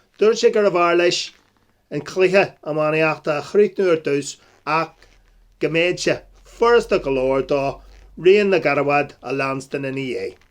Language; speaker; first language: Irish; non-native, local second language; English